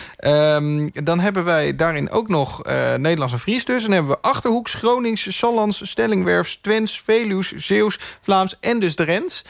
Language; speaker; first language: Dutch; native; Dutch